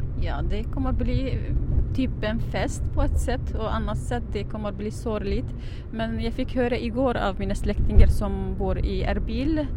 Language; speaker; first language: Swedish; non-native, fluent; Arabic